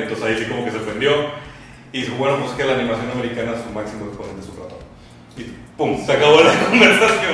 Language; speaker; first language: Spanish; native; Spanish